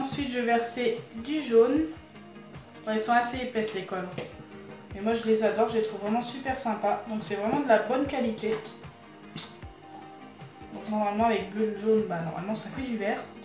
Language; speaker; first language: French; native; French